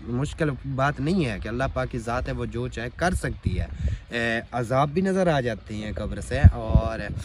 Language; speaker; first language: Urdu; non-native, local second language; Saraiki